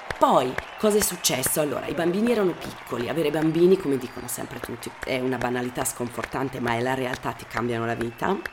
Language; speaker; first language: Italian; native; Italian